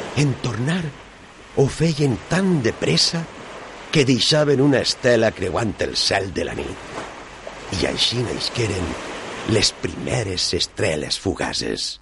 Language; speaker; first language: Catalan; non-native, local second language; Spanish